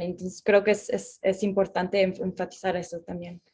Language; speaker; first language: Spanish; non-native, fluent; English